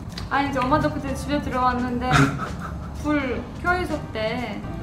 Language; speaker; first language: Korean; non-native, fluent; Romanian